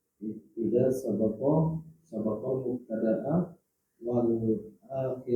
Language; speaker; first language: Arabic; non-native, learner; Indonesian